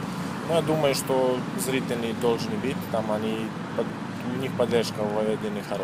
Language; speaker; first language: Russian; non-native, learner; Serbian